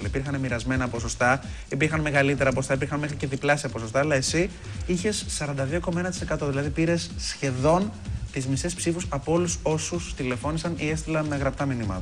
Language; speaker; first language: Greek; native; Greek